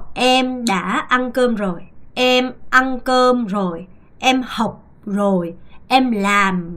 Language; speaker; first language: Vietnamese; non-native, fluent; Korean